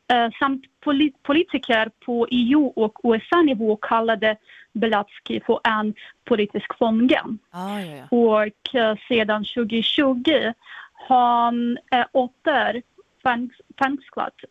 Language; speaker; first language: Swedish; non-native, fluent; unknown